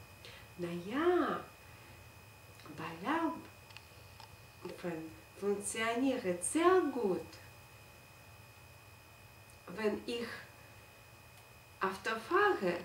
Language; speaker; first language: German; non-native, learner; Russian